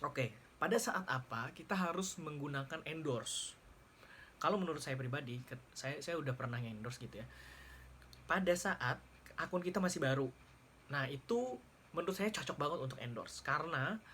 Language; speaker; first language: Indonesian; native; Indonesian